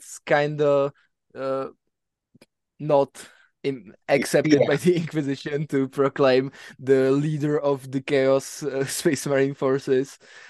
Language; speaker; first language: English; non-native, fluent; Czech